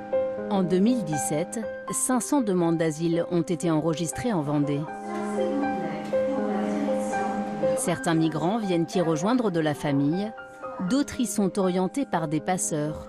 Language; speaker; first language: French; native; French